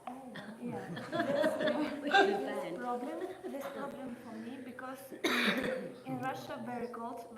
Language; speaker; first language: English; non-native, learner; Russian